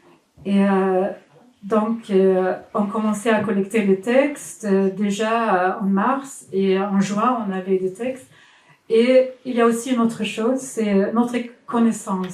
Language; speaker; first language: French; non-native, fluent; Swedish